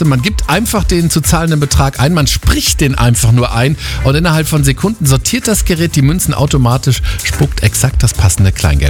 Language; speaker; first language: German; native; German